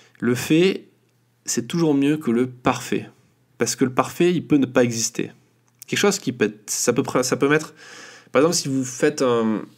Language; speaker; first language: French; native; French